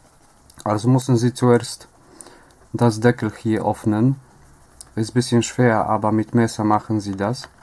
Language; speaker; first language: German; non-native, learner; Polish